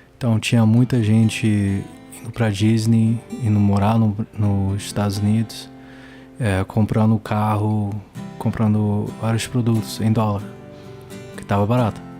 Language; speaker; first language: Portuguese; early bilingual, heritage; English